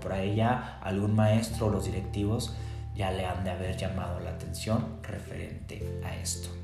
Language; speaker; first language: Spanish; native; Spanish